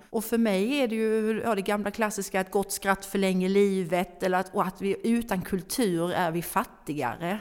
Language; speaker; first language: Swedish; native; Swedish